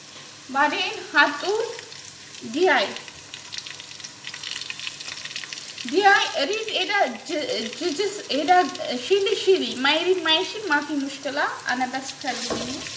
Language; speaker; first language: Arabic; non-native, learner; Amharic